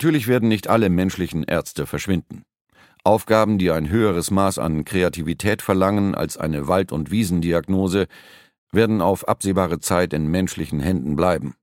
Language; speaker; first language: German; native; German